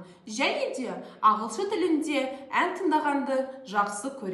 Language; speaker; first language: Kazakh; non-native, local second language; Azerbaijani